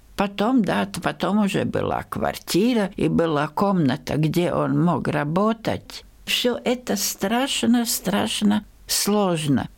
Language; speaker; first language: Russian; non-native, local second language; Latvian